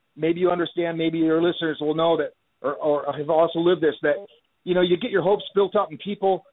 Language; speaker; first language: English; native; English